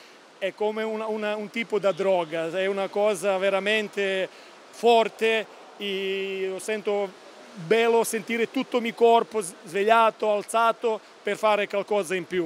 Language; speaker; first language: Italian; non-native, learner; Serbian